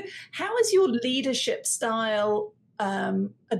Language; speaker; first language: English; native; English